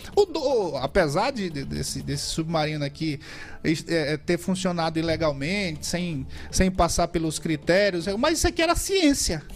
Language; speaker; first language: Portuguese; native; Portuguese